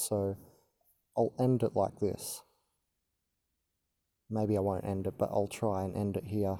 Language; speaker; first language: English; native; English